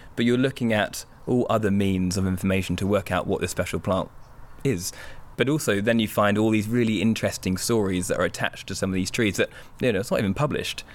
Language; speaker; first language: English; native; English